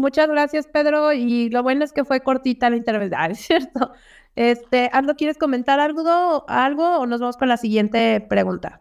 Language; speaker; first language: Spanish; native; Spanish